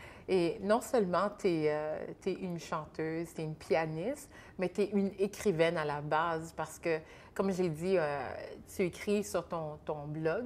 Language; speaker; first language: French; native; French